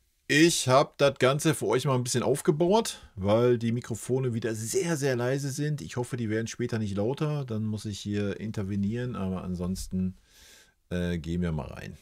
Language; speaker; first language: German; native; German